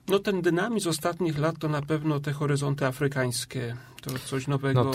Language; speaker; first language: Polish; native; Polish